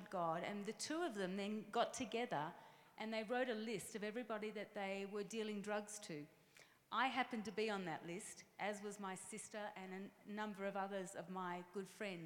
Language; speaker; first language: English; native; English